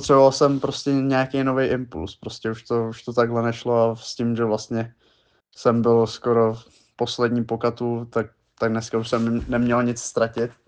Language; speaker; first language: Czech; native; Czech